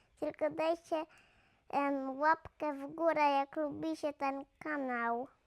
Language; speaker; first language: Polish; early bilingual, heritage; Polish